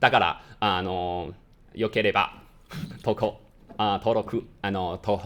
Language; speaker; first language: Japanese; non-native, learner; Chinese